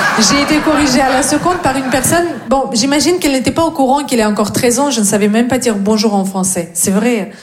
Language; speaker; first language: French; non-native, fluent; Russian